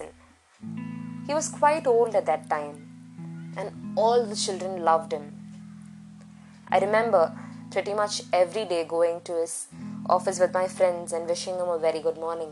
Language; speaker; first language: English; non-native, local second language; Malayalam